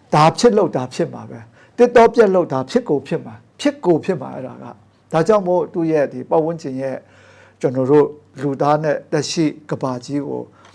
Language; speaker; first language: Burmese; non-native, local second language; Kachin